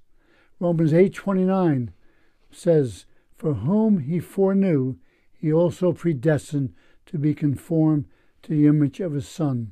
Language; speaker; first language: English; native; English